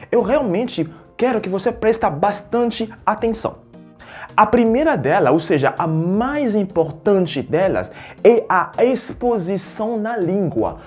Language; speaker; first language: Portuguese; non-native, fluent; French